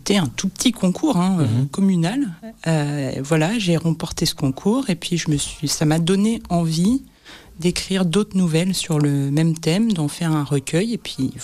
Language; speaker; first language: French; native; French